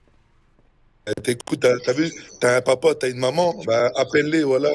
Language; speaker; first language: French; native; French